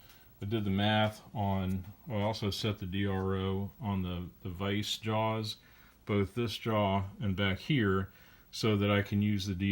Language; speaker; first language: English; native; English